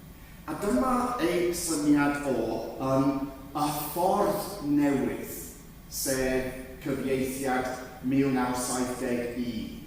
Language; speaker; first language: Welsh; non-native, fluent; English